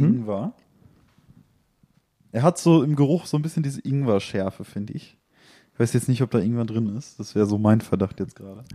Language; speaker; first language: German; native; German